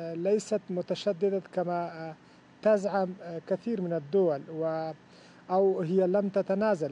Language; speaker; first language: Arabic; non-native, fluent; Persian